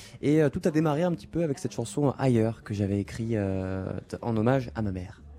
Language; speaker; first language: French; native; French